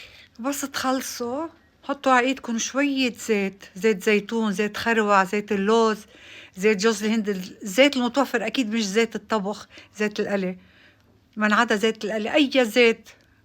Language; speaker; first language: Arabic; native; Arabic